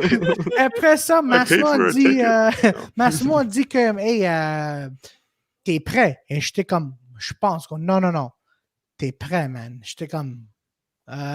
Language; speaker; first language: French; non-native, local second language; English